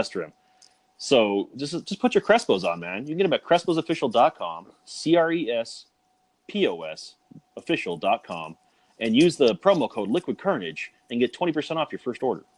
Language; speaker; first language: English; native; English